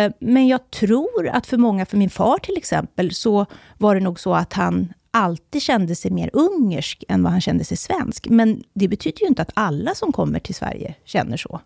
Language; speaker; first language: Swedish; native; Swedish